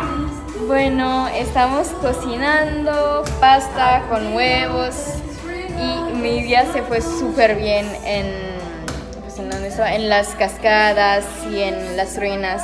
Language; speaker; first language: Spanish; non-native, learner; French